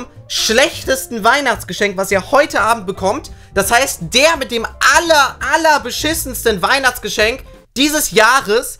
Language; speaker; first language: German; native; German